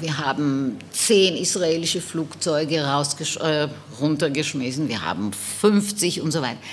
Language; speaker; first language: German; non-native, fluent; Hebrew